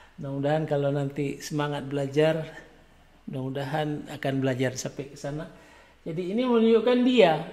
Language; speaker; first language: Indonesian; non-native, local second language; Achinese